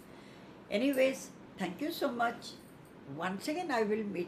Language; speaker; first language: English; non-native, local second language; Odia